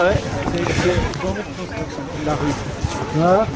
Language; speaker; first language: French; native; French